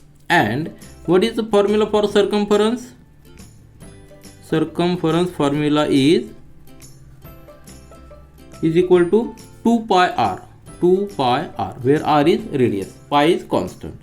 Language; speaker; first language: English; non-native, local second language; Marathi